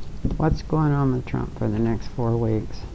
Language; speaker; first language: English; native; English